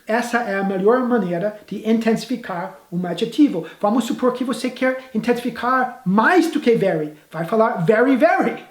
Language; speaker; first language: Portuguese; non-native, fluent; English